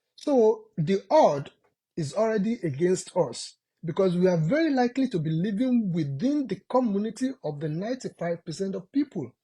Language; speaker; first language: English; non-native, local second language; Yoruba